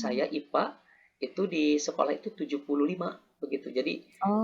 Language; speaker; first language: Indonesian; native; Indonesian